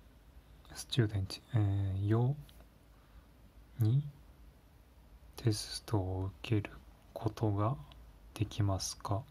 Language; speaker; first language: Japanese; non-native, learner; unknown